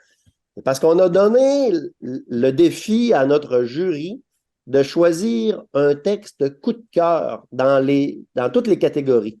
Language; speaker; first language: French; native; French